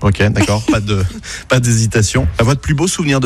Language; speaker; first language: French; native; French